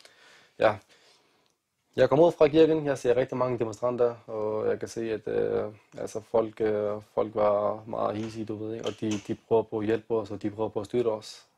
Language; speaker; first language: Danish; non-native, fluent; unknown